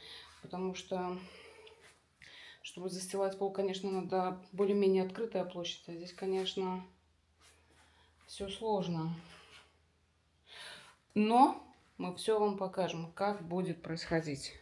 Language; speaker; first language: Russian; native; Russian